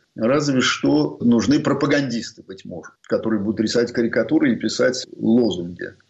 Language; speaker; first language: Russian; native; Russian